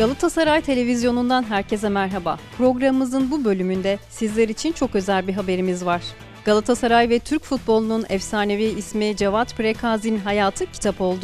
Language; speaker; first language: Turkish; native; Turkish